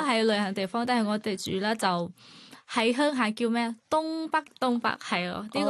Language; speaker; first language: Cantonese; non-native, learner; Thai